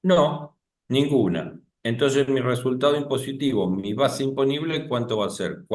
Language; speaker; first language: Spanish; native; Spanish